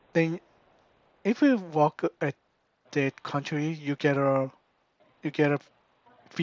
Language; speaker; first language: English; non-native, learner; Korean